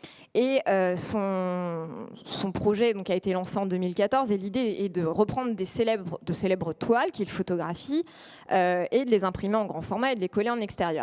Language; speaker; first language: French; native; French